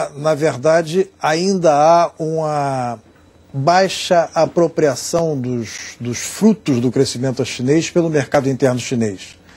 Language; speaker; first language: Portuguese; native; Portuguese